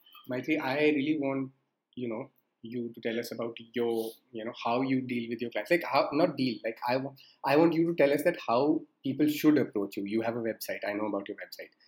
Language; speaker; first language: English; non-native, local second language; Hindi